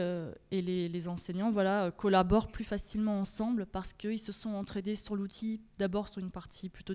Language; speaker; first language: French; native; French